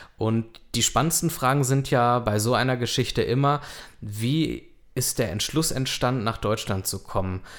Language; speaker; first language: German; native; German